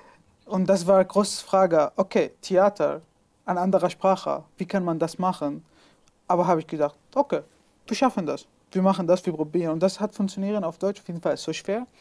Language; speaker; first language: German; non-native, learner; Arabic